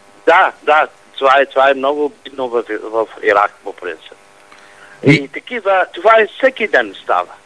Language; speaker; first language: Bulgarian; non-native, fluent; Arabic